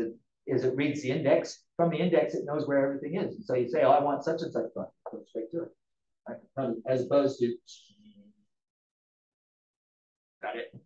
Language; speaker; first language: English; native; English